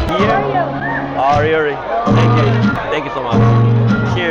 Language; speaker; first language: English; non-native, learner; Korean